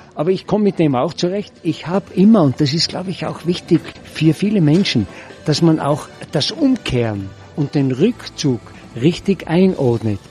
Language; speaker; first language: German; native; German